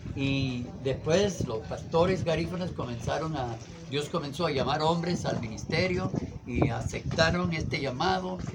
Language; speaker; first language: Spanish; non-native, fluent; English